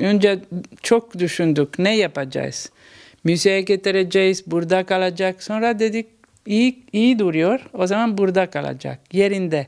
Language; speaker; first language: Turkish; non-native, learner; Italian